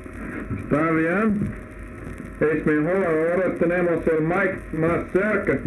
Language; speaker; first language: Spanish; non-native, learner; English